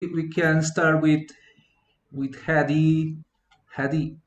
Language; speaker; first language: English; non-native, learner; Spanish